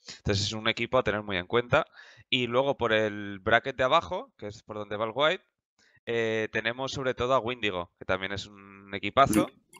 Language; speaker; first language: Spanish; native; Spanish